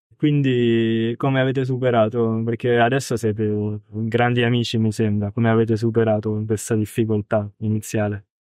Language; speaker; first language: Italian; native; Italian